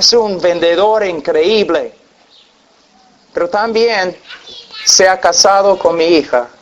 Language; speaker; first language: Spanish; non-native, fluent; English